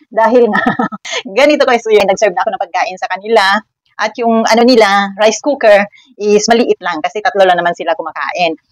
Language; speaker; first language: Filipino; native; Filipino